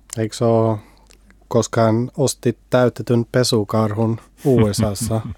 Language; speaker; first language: Finnish; early bilingual, heritage; Finnish